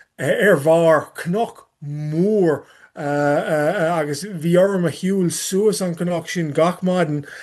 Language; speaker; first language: Irish; non-native, learner; English